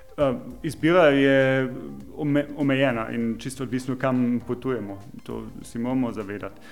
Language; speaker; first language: Slovenian; non-native, fluent; German